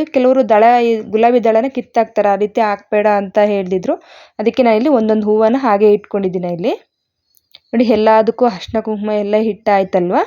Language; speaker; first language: Kannada; native; Kannada